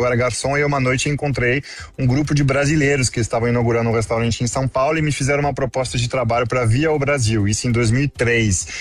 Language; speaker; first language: Portuguese; non-native, fluent; French